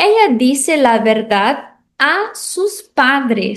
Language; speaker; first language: Spanish; non-native, fluent; Portuguese